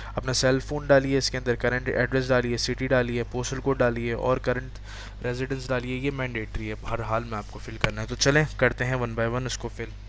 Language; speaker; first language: Urdu; native; Urdu